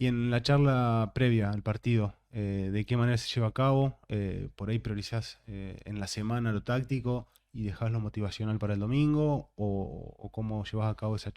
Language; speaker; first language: Spanish; native; Spanish